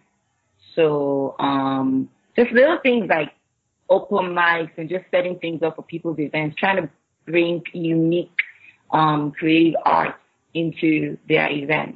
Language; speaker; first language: English; non-native, local second language; Igbo